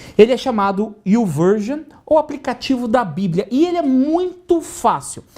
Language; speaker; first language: Portuguese; native; Portuguese